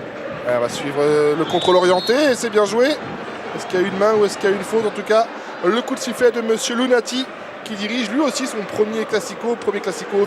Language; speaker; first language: French; native; French